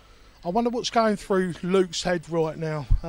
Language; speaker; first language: English; native; English